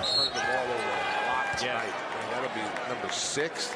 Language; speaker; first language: English; native; English